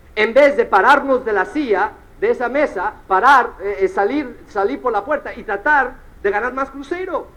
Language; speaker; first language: Spanish; early bilingual, heritage; Spanish